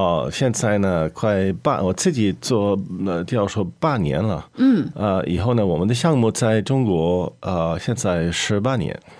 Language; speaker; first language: Chinese; non-native, learner; Norwegian